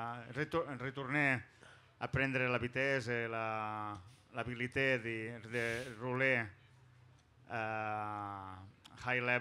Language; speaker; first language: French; non-native, learner; Spanish